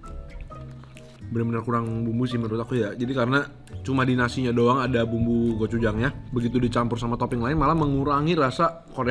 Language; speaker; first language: Indonesian; native; Indonesian